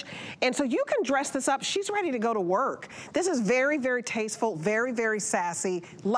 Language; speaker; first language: English; native; English